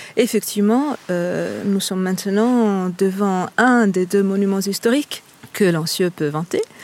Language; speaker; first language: French; non-native, fluent; Italian